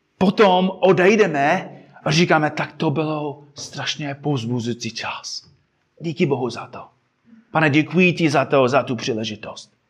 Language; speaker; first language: Czech; non-native, fluent; English